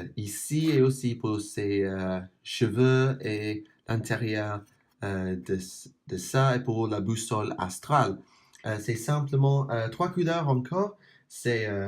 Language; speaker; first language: French; non-native, learner; English